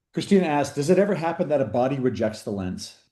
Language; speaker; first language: English; native; English